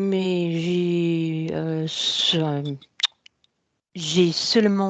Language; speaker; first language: French; non-native, learner; English